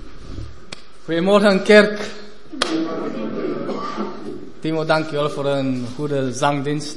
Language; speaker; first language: Dutch; non-native, fluent; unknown